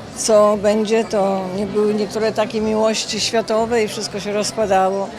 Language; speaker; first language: Polish; native; Polish